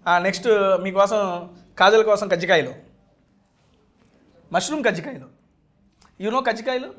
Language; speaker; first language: Telugu; native; Telugu